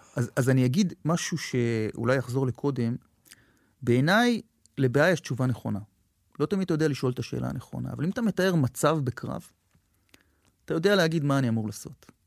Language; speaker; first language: Hebrew; native; Hebrew